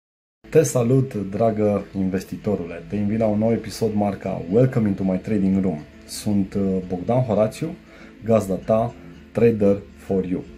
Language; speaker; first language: Romanian; native; Romanian